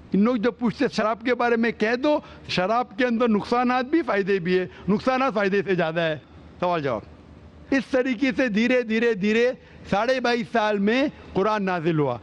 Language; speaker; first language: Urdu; non-native, local second language; Konkani